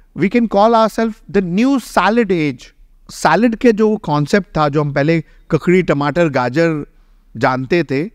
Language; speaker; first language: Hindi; native; Hindi